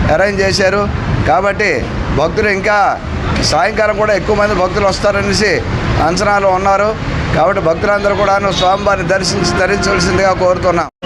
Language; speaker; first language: Telugu; native; Telugu